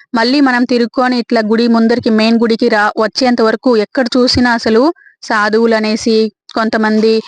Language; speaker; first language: Telugu; native; Telugu